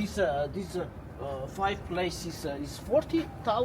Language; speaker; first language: English; non-native, learner; Armenian